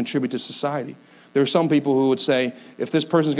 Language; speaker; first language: English; native; English